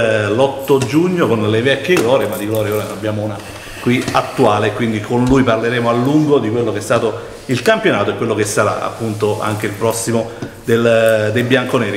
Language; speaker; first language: Italian; native; Italian